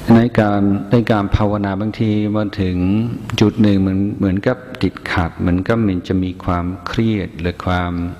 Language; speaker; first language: Thai; non-native, fluent; English